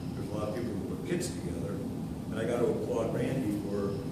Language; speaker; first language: English; native; English